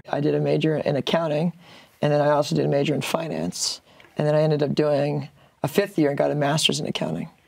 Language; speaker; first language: English; native; English